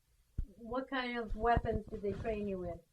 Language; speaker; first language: English; native; English